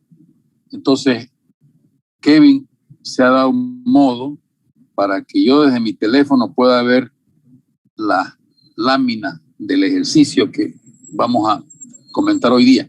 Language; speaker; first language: Spanish; native; Spanish